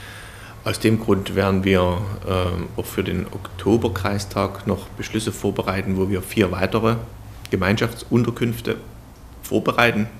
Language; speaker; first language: German; native; German